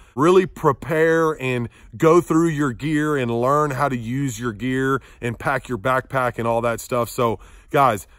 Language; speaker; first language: English; native; English